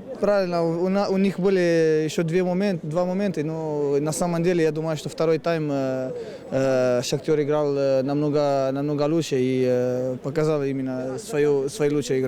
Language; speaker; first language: Russian; non-native, learner; Romanian